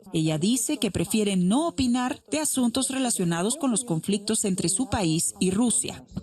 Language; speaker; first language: Spanish; native; Spanish